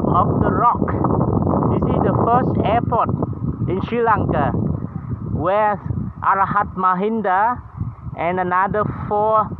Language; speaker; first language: English; non-native, learner; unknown